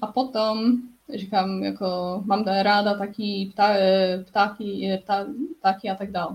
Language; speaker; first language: Czech; non-native, learner; Polish